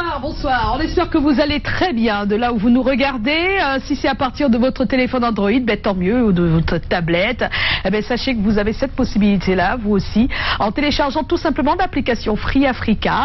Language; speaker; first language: French; native; French